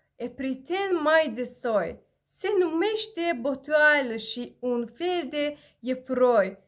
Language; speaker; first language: Romanian; non-native, learner; Azerbaijani